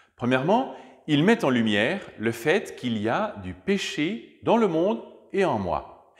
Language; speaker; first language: French; native; French